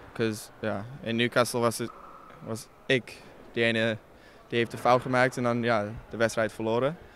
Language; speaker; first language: Dutch; non-native, learner; English